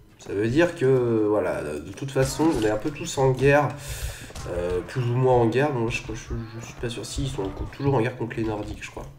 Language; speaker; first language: French; native; French